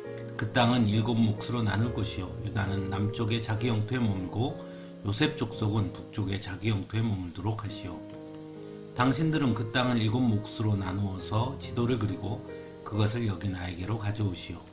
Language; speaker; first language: Korean; native; Korean